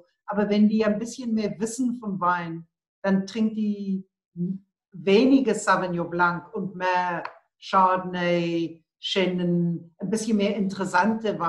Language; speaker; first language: German; non-native, learner; Afrikaans